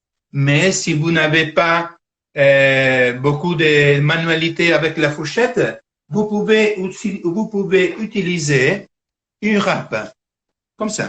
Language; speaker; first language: French; non-native, fluent; Italian